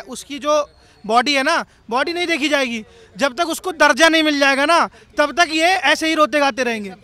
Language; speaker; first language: Hindi; native; Hindi